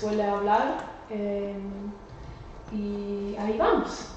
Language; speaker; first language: Spanish; non-native, fluent; German